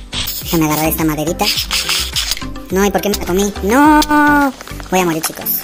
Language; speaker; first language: Spanish; native; Spanish